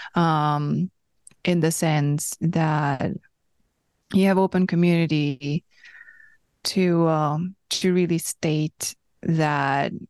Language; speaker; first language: English; non-native, fluent; Hungarian